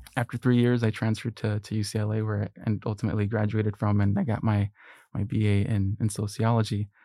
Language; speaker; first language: English; early bilingual, other home language; Spanish